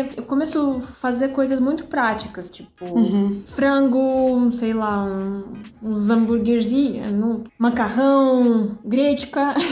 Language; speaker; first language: Portuguese; non-native, fluent; Russian